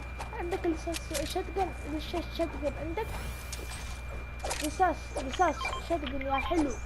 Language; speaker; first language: Arabic; native; Arabic